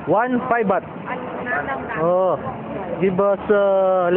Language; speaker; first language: English; non-native, local second language; Filipino